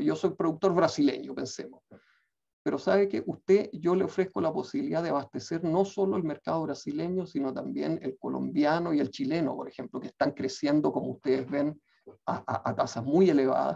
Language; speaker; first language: Spanish; native; Spanish